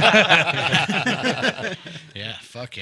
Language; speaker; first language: English; native; English